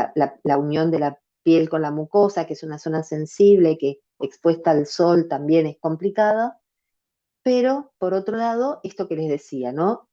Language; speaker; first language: Spanish; native; Spanish